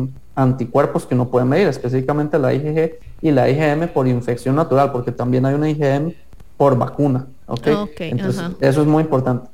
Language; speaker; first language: Spanish; native; Spanish